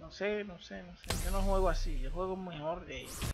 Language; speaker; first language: Spanish; native; Spanish